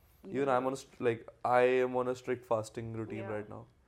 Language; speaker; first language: English; non-native, local second language; Hindi